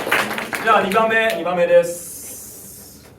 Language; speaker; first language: Japanese; non-native, learner; English